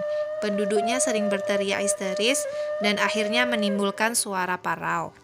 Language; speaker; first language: Indonesian; native; Indonesian